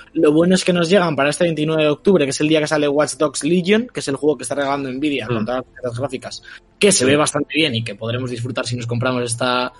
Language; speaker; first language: Spanish; native; Spanish